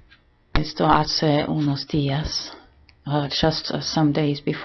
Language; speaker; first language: Spanish; non-native, fluent; German